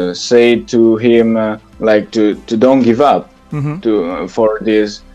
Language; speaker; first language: English; non-native, learner; Italian